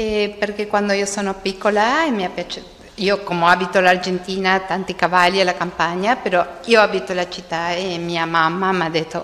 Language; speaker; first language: Italian; non-native, learner; Spanish